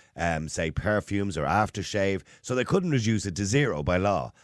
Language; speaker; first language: English; native; English